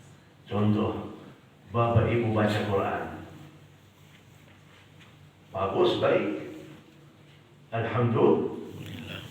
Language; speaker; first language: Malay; non-native, fluent; Arabic